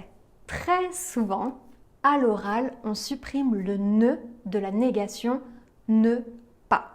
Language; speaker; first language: French; native; French